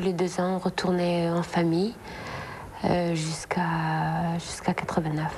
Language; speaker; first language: French; non-native, local second language; Arabic